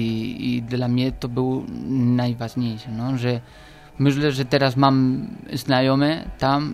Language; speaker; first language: Polish; non-native, learner; Spanish